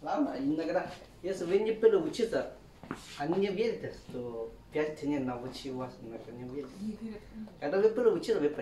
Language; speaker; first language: Russian; non-native, learner; Chinese